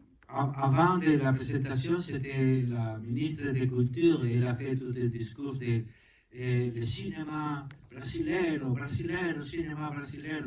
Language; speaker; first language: French; non-native, learner; Spanish